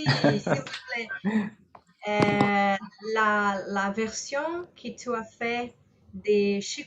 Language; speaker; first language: French; non-native, learner; Portuguese